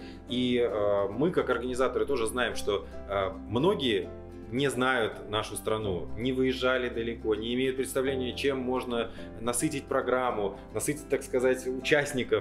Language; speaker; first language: Russian; native; Russian